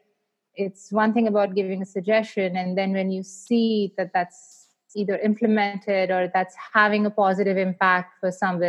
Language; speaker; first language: English; non-native, local second language; Hindi